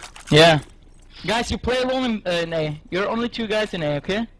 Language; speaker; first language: English; non-native, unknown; German